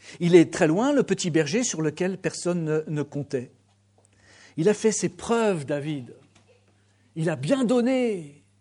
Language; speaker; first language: French; native; French